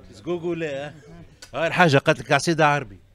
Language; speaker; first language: Arabic; native; Arabic